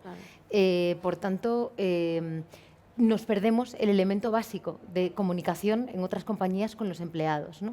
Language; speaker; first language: Spanish; native; Spanish